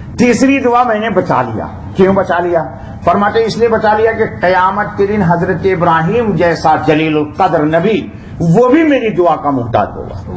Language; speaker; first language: Urdu; native; Urdu